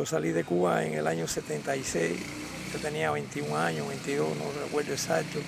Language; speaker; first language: Spanish; native; Spanish